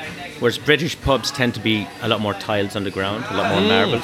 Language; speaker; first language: English; native; English